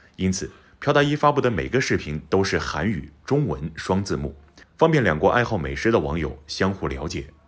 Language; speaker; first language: Chinese; native; Chinese